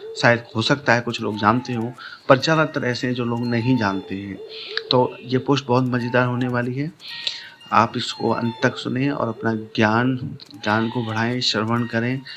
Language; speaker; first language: Hindi; native; Hindi